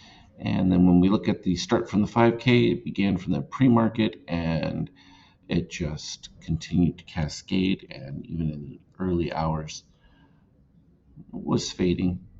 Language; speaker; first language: English; native; English